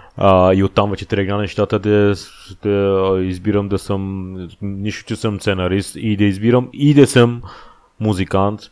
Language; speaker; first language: Bulgarian; non-native, fluent; Persian